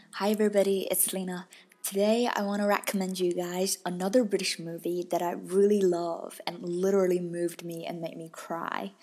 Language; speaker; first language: English; non-native, fluent; Chinese